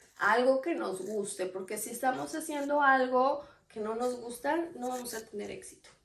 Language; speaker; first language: Spanish; native; Spanish